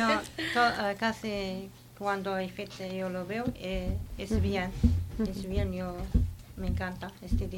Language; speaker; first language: Spanish; non-native, learner; Arabic